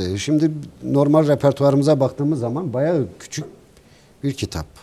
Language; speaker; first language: Turkish; native; Turkish